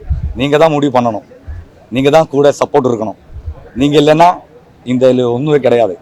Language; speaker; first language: Tamil; non-native, learner; Malayalam